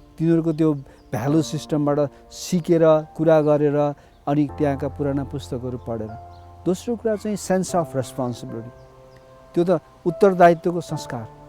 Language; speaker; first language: Nepali; native; Nepali